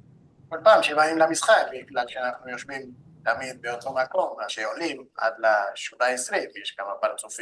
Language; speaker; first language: Hebrew; non-native, fluent; Spanish